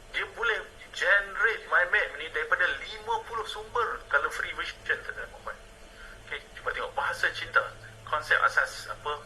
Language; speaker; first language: Malay; native; Malay